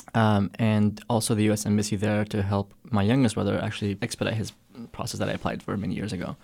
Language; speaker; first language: English; early bilingual, other home language; Arabic